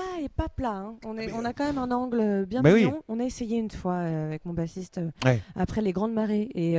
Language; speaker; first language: French; native; French